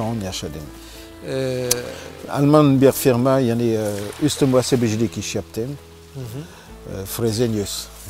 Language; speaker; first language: Turkish; non-native, learner; French